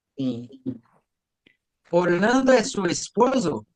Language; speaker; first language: Spanish; non-native, fluent; Portuguese